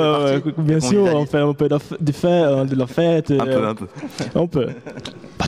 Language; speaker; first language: French; non-native, fluent; Portuguese